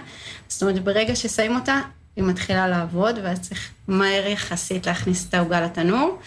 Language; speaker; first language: Hebrew; native; Hebrew